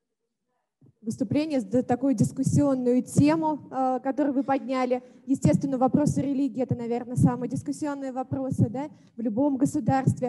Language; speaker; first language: Russian; native; Russian